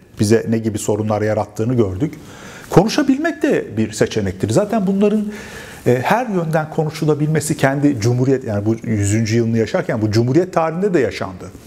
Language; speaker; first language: Turkish; native; Turkish